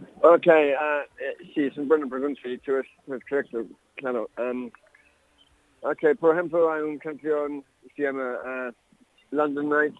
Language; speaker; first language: Spanish; non-native, learner; English